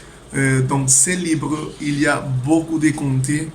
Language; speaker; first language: French; non-native, learner; Spanish